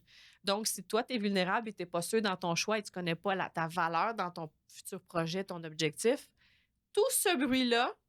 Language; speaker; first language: French; native; French